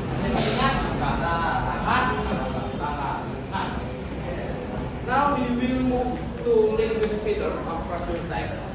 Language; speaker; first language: English; non-native, learner; Indonesian